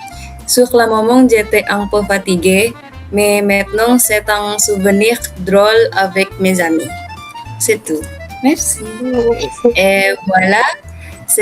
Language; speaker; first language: French; non-native, learner; Indonesian